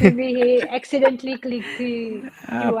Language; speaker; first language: English; non-native, local second language; Gujarati